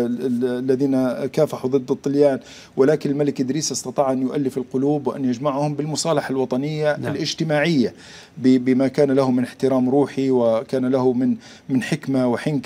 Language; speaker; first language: Arabic; native; Arabic